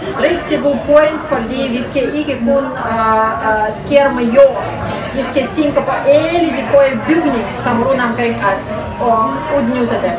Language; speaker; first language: Danish; non-native, fluent; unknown